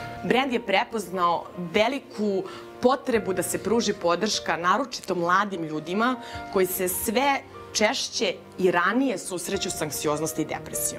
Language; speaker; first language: Serbian; native; Serbian